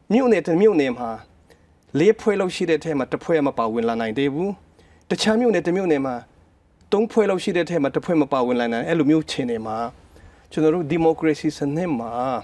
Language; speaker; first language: Burmese; non-native, local second language; Hakha Chin